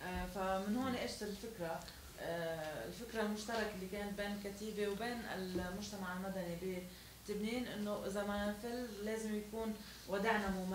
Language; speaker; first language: Arabic; native; Arabic